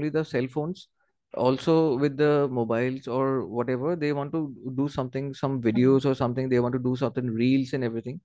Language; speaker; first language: English; non-native, local second language; Assamese